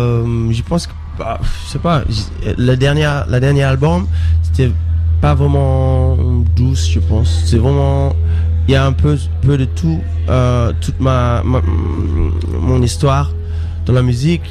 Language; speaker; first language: French; non-native, fluent; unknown